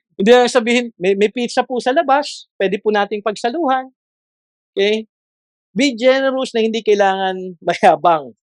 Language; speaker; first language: Filipino; non-native, local second language; Iloko